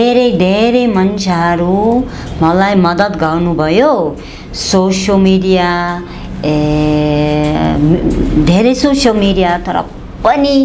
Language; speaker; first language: Nepali; non-native, learner; Dutch